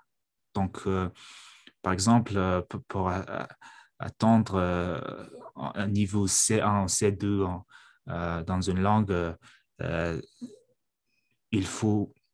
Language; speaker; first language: French; non-native, fluent; Mongolian